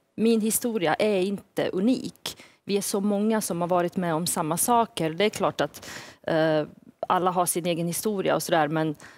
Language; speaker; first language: Swedish; early bilingual, other home language; Bosnian